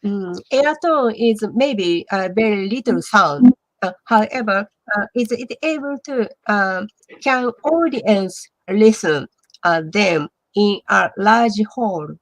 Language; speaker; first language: English; non-native, learner; Japanese